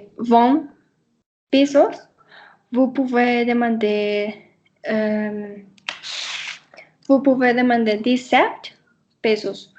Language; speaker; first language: French; non-native, learner; Spanish